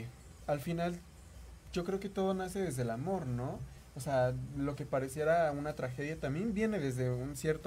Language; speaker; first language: Spanish; native; Spanish